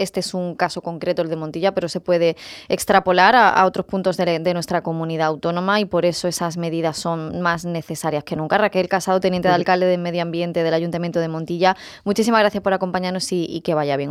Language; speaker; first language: Spanish; native; Spanish